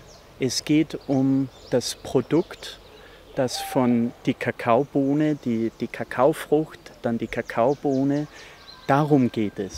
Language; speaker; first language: German; non-native, fluent; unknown